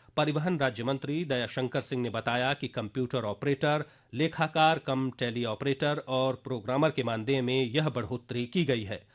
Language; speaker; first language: Hindi; native; Hindi